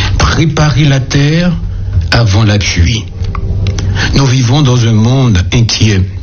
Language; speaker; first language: French; native; French